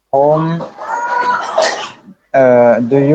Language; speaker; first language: Arabic; non-native, learner; French